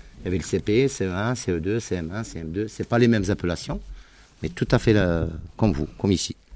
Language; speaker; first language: French; non-native, local second language; Arabic